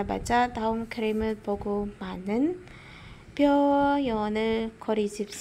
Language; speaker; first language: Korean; non-native, fluent; Indonesian